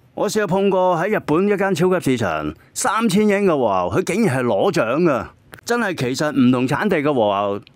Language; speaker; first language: Cantonese; native; Cantonese